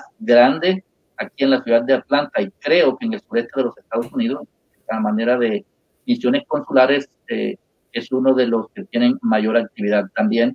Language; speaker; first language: Spanish; native; Spanish